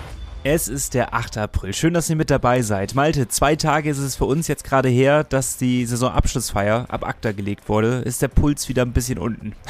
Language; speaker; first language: German; native; German